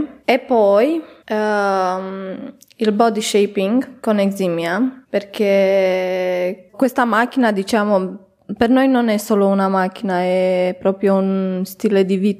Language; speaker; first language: Italian; non-native, fluent; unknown